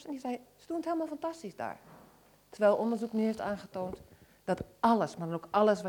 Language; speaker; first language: Dutch; native; Dutch